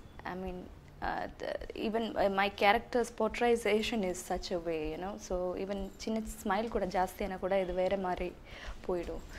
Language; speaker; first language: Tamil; non-native, learner; English